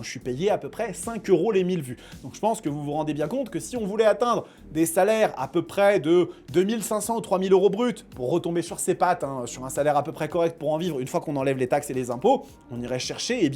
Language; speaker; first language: French; native; French